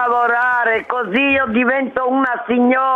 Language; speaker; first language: Italian; non-native, fluent; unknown